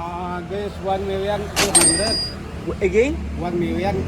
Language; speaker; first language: English; non-native, learner; Indonesian